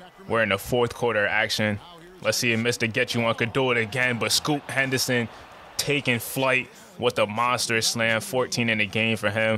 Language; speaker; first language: English; native; English